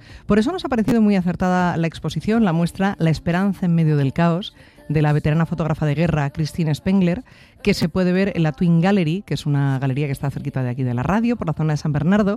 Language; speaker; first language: Spanish; native; Spanish